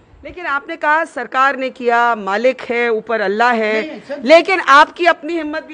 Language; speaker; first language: Hindi; native; Hindi